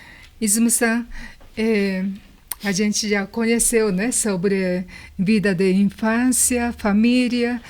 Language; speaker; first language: Portuguese; non-native, learner; Japanese